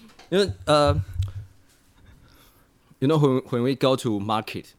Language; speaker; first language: English; non-native, learner; Chinese